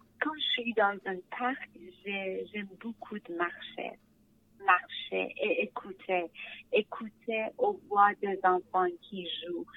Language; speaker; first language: French; non-native, learner; Persian